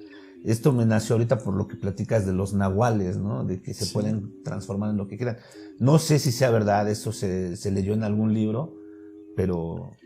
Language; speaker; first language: Spanish; native; Spanish